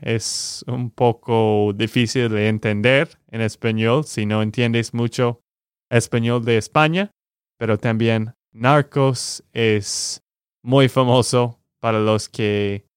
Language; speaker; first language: Spanish; non-native, learner; English